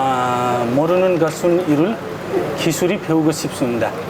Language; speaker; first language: Korean; non-native, learner; Nepali